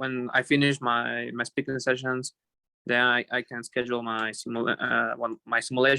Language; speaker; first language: English; non-native, fluent; Spanish